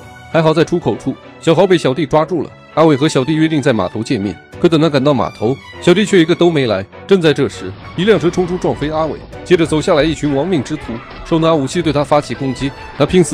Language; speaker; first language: Chinese; native; Chinese